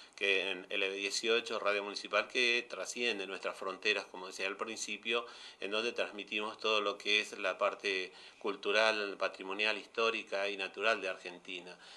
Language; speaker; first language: Spanish; native; Spanish